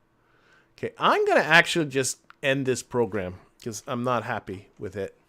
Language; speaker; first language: English; native; English